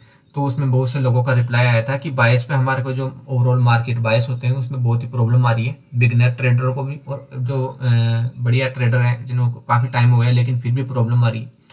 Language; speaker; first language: Hindi; native; Hindi